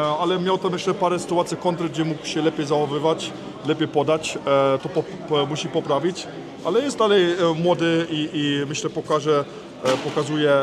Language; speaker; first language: Polish; early bilingual, heritage; Polish